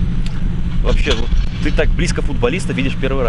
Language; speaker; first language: Russian; native; Russian